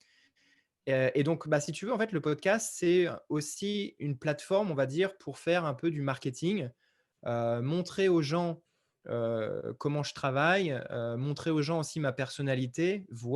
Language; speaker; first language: French; native; French